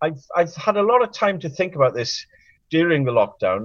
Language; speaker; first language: English; non-native, local second language; Welsh